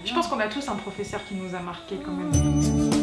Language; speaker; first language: French; native; French